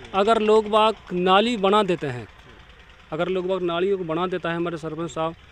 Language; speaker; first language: Hindi; native; Hindi